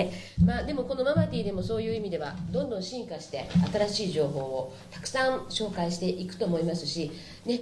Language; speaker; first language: Japanese; native; Japanese